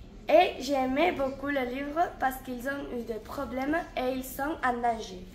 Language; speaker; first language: French; non-native, learner; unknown